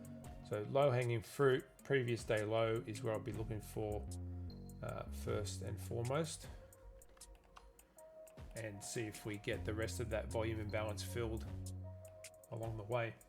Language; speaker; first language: English; native; English